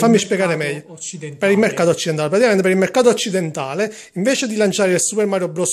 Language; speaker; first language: Italian; native; Italian